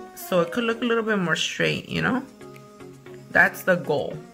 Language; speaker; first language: English; early bilingual, other home language; Spanish